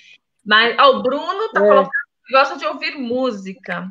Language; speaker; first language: Portuguese; native; Portuguese